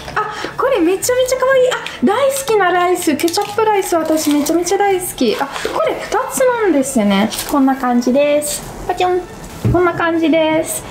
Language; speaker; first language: Japanese; non-native, fluent; Italian